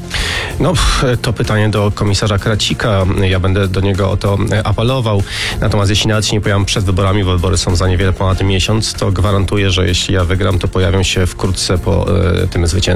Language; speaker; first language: Polish; native; Polish